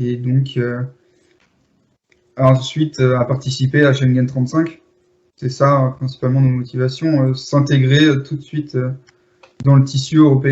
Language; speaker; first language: French; native; French